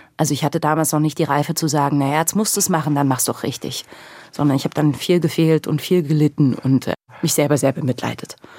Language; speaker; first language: German; native; German